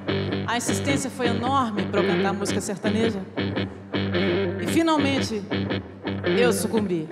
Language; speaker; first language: Portuguese; native; Portuguese